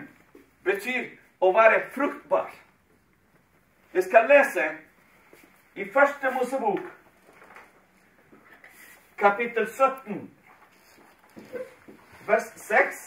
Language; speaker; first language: Swedish; non-native, fluent; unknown